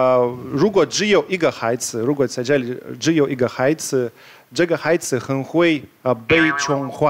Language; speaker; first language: Chinese; non-native, fluent; Russian